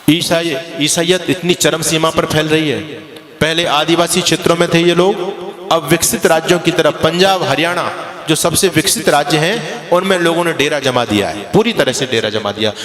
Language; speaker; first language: Hindi; native; Hindi